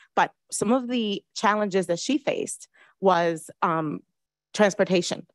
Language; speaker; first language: English; early bilingual, other home language; Spanish